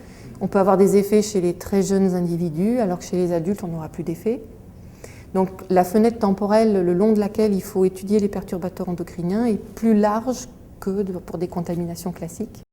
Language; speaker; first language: French; native; French